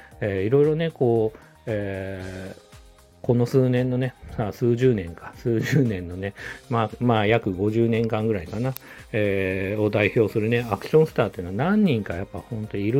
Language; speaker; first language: Japanese; native; Japanese